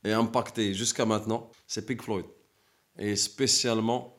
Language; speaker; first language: French; non-native, local second language; Arabic